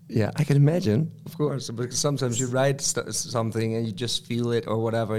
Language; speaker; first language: English; non-native, fluent; Dutch